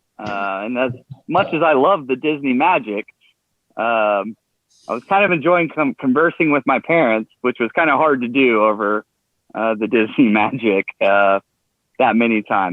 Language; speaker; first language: English; native; English